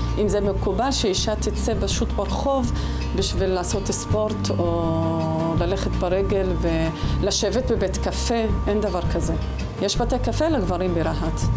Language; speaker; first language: Hebrew; non-native, local second language; Arabic